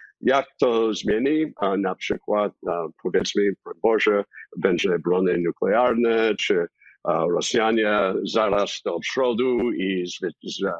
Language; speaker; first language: Polish; non-native, fluent; English